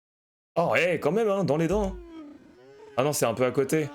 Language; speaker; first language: French; native; French